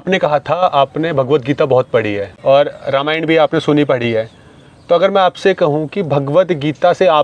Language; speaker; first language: Hindi; native; Hindi